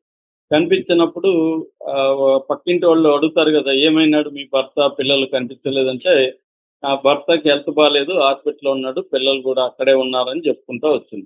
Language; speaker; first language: Telugu; native; Telugu